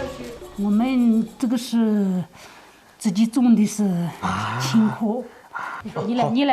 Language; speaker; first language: Chinese; non-native, local second language; Tibetan